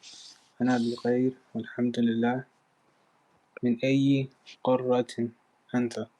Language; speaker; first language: Arabic; non-native, learner; English